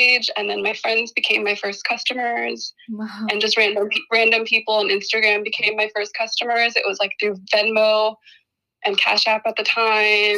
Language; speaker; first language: English; native; English